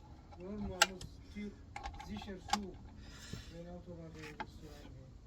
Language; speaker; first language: German; non-native, learner; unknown